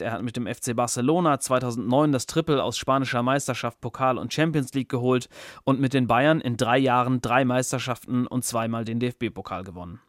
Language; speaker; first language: German; native; German